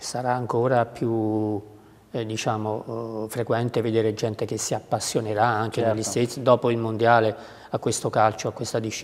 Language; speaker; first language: Italian; native; Italian